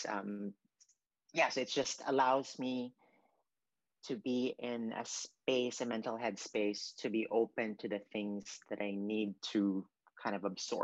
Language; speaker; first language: English; non-native, local second language; Cebuano